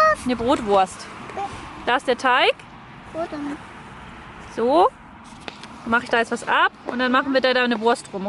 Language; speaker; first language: German; native; German